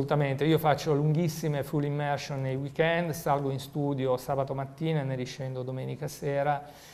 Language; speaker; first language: Italian; native; Italian